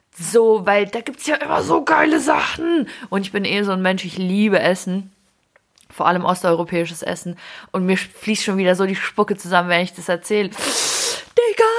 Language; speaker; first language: German; early bilingual, other home language; Ukrainian